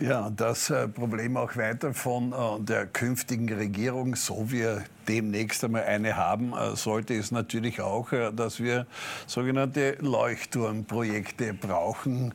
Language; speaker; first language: German; native; German